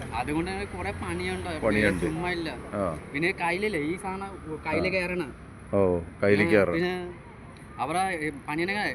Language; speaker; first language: Malayalam; non-native, local second language; Bangla